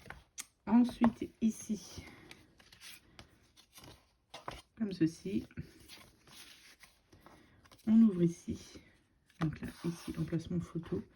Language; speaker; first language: French; native; French